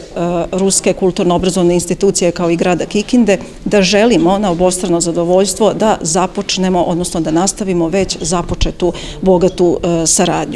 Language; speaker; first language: Croatian; native; Croatian